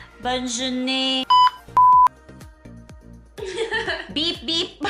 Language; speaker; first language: French; non-native, learner; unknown